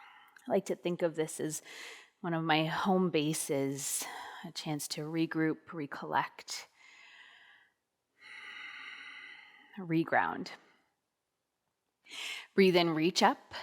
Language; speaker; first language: English; native; English